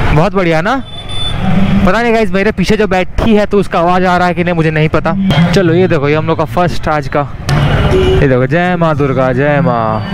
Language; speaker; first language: Hindi; non-native, local second language; Bangla